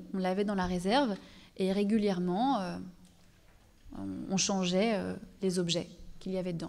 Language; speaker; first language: French; native; French